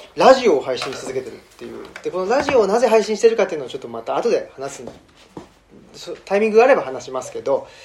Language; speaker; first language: Japanese; native; Japanese